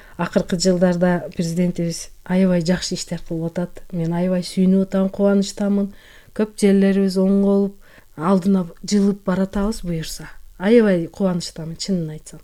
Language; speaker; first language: Kyrgyz; non-native, local second language; Turkish